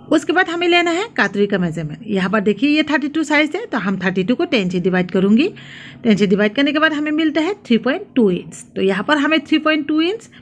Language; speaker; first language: Hindi; non-native, local second language; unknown